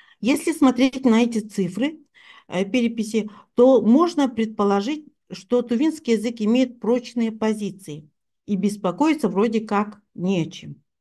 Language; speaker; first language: Russian; non-native, local second language; Tuvinian